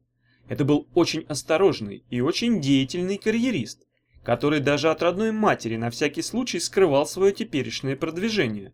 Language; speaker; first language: Russian; native; Russian